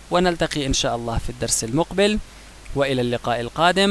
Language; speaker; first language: Arabic; non-native, fluent; Pashto